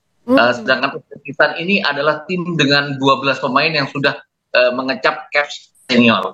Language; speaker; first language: Indonesian; native; Indonesian